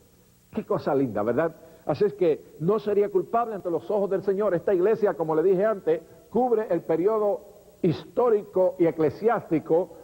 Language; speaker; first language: Spanish; native; Spanish